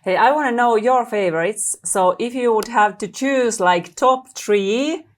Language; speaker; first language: English; non-native, fluent; Finnish